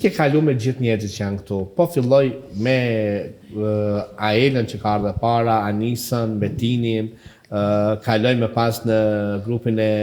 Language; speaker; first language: Albanian; native; Albanian